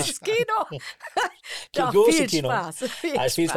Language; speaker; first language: German; native; German